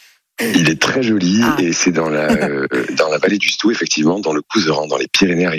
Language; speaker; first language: French; native; French